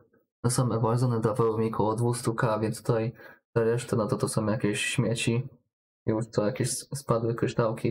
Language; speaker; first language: Polish; native; Polish